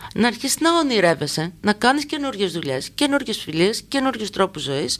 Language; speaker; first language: Greek; native; Greek